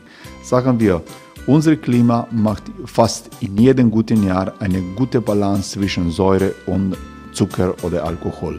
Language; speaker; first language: German; non-native, fluent; Croatian